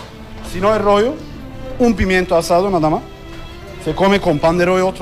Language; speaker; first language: Spanish; non-native, learner; Turkish